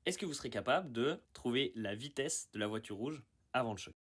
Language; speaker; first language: French; native; French